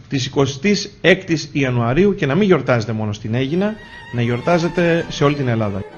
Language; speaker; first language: Greek; native; Greek